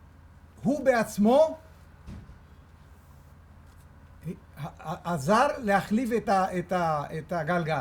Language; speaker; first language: Hebrew; non-native, fluent; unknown